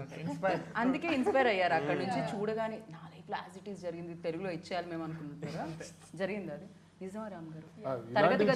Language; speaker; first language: Telugu; native; Telugu